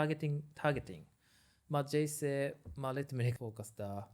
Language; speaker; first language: English; non-native, learner; Japanese